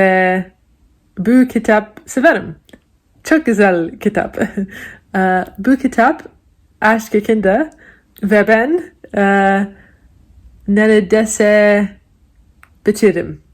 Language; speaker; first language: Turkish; non-native, learner; English